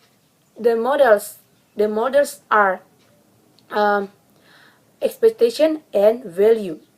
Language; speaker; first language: English; non-native, learner; Indonesian